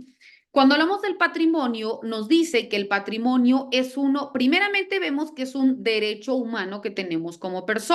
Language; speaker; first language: Spanish; native; Spanish